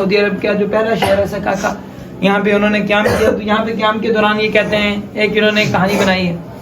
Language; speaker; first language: Urdu; native; Urdu